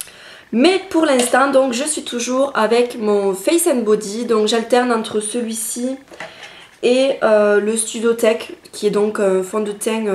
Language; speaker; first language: French; native; French